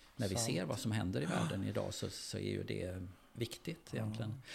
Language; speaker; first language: Swedish; native; Swedish